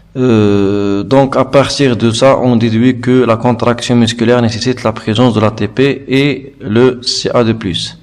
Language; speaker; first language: French; non-native, local second language; Arabic